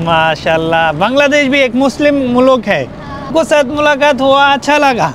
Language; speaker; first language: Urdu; non-native, learner; Bangla